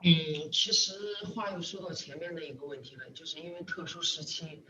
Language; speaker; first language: Chinese; native; Chinese